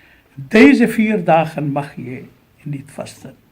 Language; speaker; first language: Dutch; non-native, fluent; Urdu